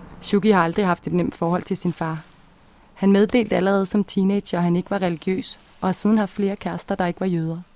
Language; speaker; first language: Danish; native; Danish